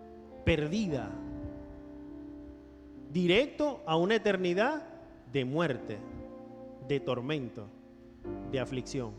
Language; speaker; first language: Spanish; native; Spanish